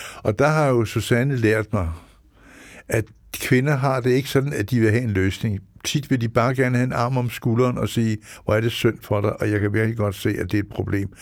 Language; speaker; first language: Danish; native; Danish